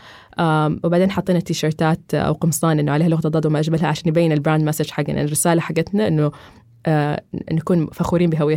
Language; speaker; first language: Arabic; native; Arabic